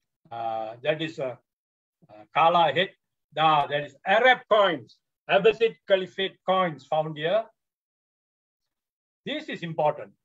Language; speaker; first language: English; non-native, local second language; Tamil